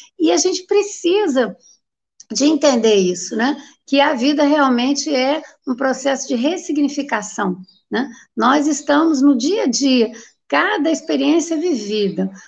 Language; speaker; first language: Portuguese; native; Portuguese